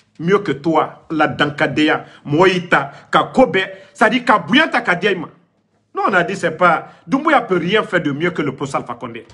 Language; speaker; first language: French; non-native, local second language; Mandingo